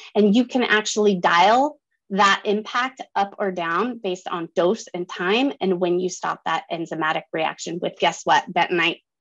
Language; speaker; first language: English; native; English